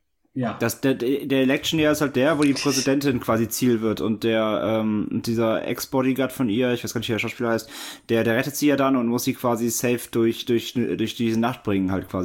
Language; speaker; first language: German; native; German